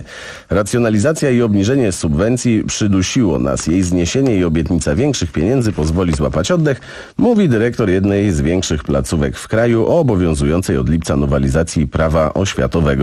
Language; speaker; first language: Polish; native; Polish